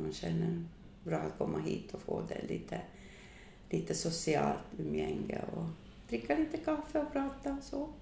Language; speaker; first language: Swedish; non-native, fluent; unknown